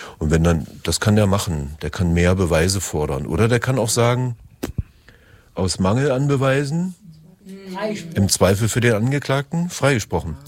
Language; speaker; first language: German; native; German